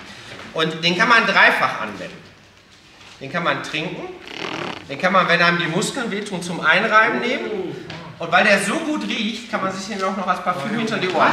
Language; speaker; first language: German; native; German